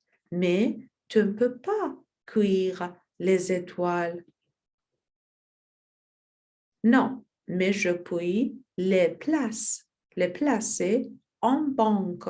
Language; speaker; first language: French; non-native, learner; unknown